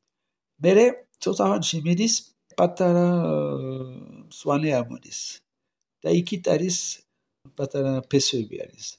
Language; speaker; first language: Georgian; non-native, learner; French